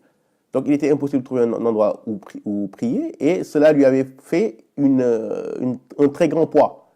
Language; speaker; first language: French; native; French